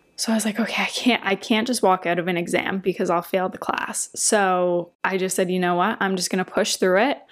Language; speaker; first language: English; native; English